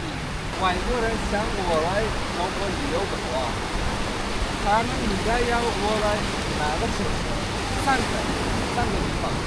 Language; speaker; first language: Chinese; non-native, learner; Turkmen